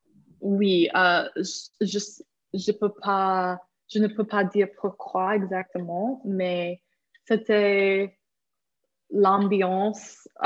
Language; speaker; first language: French; non-native, fluent; English